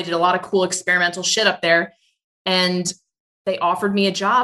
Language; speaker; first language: English; native; English